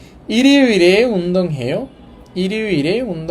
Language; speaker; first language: Korean; non-native, fluent; Bangla